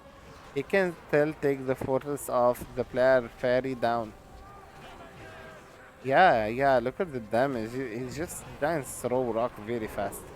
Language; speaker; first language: English; non-native, fluent; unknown